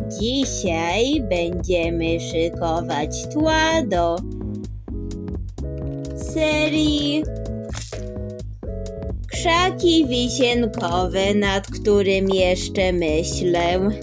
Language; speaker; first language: Polish; early bilingual, heritage; Polish